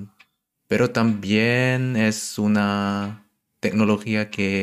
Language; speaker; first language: Spanish; non-native, learner; German